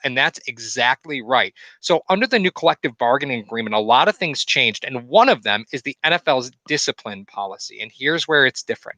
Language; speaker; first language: English; native; English